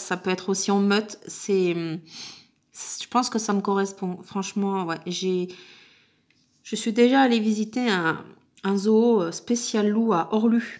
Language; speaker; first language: French; native; French